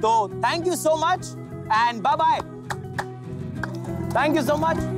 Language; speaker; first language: Hindi; native; Hindi